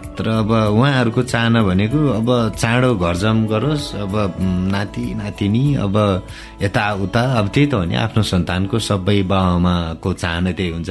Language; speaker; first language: Nepali; non-native, local second language; Eastern Tamang